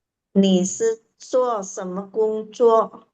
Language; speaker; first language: Chinese; non-native, learner; Indonesian